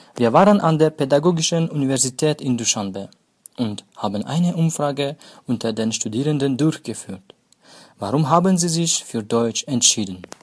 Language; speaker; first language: German; non-native, fluent; Tajik